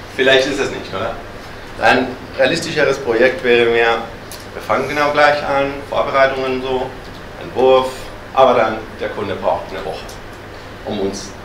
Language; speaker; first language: German; non-native, fluent; Spanish